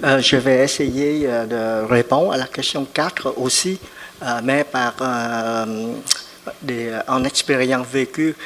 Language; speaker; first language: French; non-native, fluent; Vietnamese